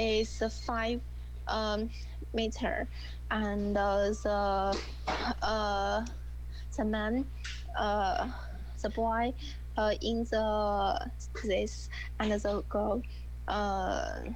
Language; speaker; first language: English; non-native, learner; Chinese